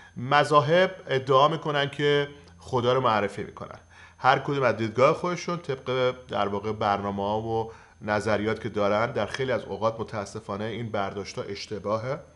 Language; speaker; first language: Persian; native; Persian